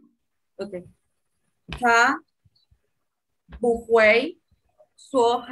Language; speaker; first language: Chinese; non-native, learner; Spanish